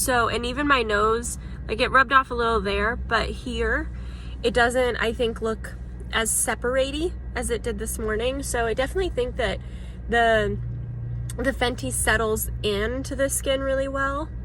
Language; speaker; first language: English; native; English